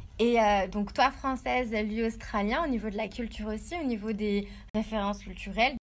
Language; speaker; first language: French; native; French